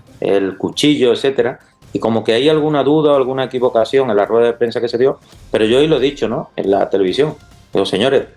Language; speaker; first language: Spanish; native; Spanish